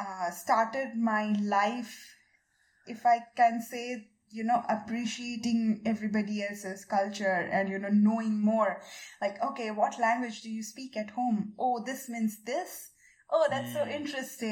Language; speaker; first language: English; non-native, local second language; Bangla